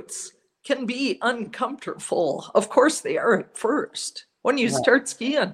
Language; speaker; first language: English; native; English